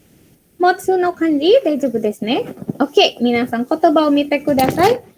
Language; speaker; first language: Japanese; non-native, fluent; Indonesian